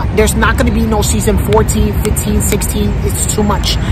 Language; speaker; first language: English; native; English